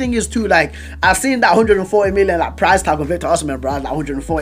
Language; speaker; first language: English; native; English